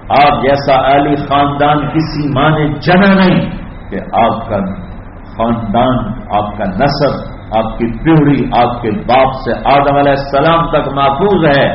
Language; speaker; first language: Urdu; native; Urdu